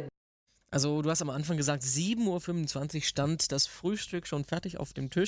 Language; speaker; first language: German; native; German